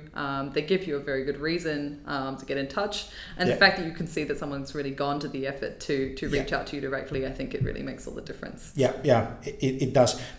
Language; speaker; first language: English; native; English